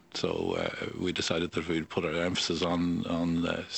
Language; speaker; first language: English; native; English